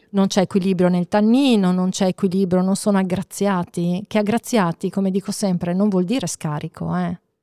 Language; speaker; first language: Italian; native; Italian